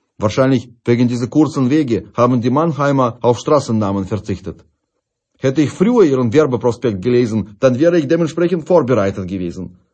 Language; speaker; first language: German; non-native, fluent; Russian